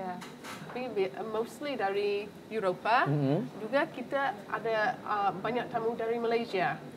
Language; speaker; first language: Indonesian; non-native, fluent; English